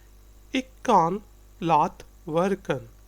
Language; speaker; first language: Dutch; non-native, fluent; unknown